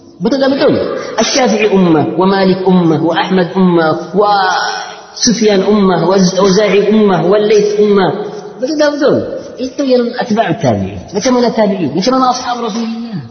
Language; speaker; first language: Arabic; non-native, fluent; Malay